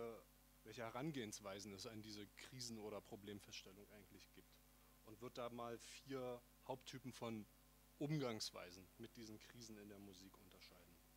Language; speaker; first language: German; native; German